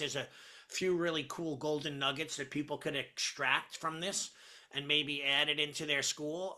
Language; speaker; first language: English; native; English